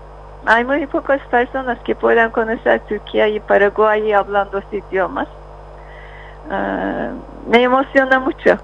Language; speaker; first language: Spanish; non-native, fluent; Turkish